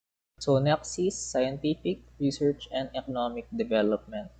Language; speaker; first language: English; non-native, local second language; Filipino